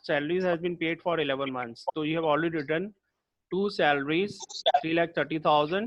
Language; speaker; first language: English; non-native, local second language; Hindi